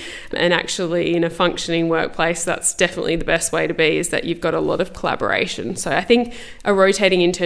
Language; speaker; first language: English; native; English